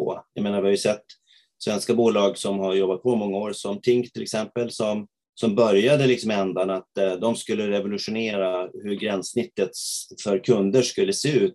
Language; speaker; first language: Swedish; native; Swedish